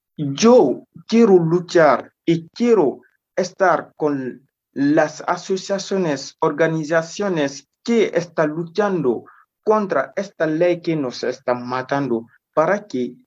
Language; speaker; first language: Spanish; non-native, fluent; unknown